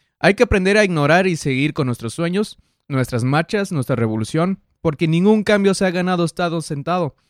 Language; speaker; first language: Spanish; native; Spanish